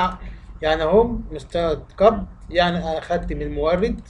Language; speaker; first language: Arabic; native; Arabic